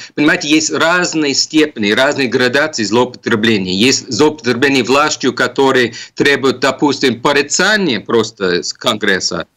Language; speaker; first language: Russian; non-native, fluent; English